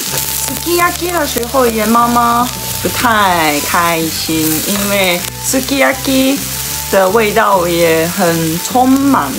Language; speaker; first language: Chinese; non-native, learner; Japanese